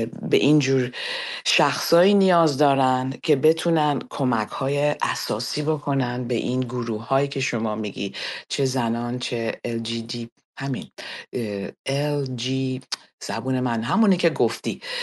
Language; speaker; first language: Persian; early bilingual, heritage; Persian